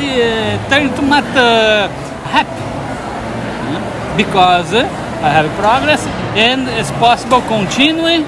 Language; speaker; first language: English; non-native, learner; Portuguese